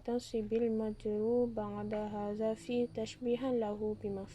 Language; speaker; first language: Arabic; non-native, learner; Malay